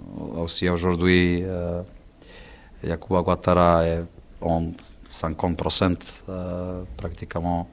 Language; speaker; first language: French; non-native, learner; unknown